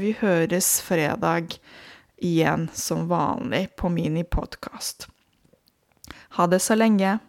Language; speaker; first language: Norwegian; non-native, fluent; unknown